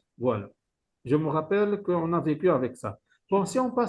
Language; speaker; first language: French; non-native, local second language; Arabic